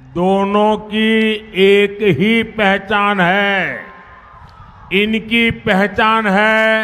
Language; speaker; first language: Hindi; non-native, local second language; Gujarati